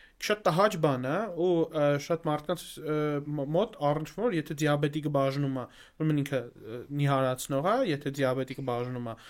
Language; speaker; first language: Armenian; native; Armenian